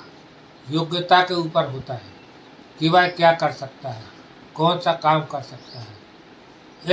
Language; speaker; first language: Hindi; native; Hindi